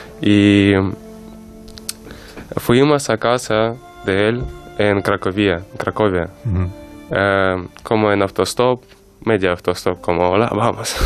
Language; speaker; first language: Spanish; non-native, learner; Ukrainian